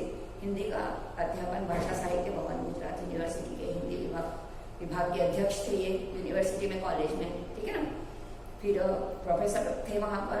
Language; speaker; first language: Hindi; non-native, local second language; Gujarati